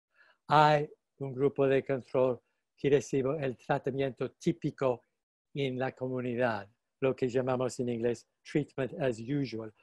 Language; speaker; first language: Spanish; non-native, fluent; English